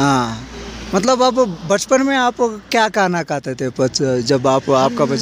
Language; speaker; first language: Hindi; non-native, local second language; Kannada